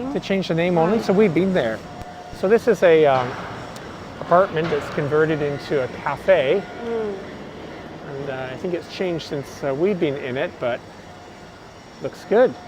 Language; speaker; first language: English; non-native, fluent; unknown